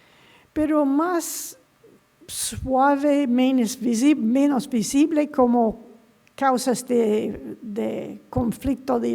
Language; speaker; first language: Spanish; non-native, fluent; English